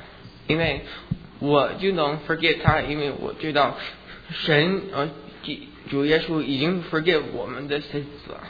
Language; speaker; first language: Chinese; early bilingual, heritage; English